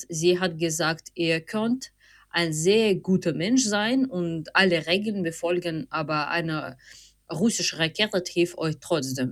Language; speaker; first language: German; non-native, fluent; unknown